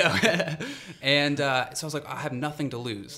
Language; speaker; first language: English; native; English